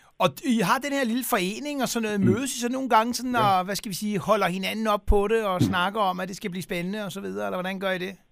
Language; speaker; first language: Danish; native; Danish